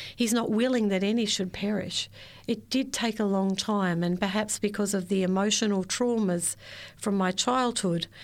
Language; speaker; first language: English; native; English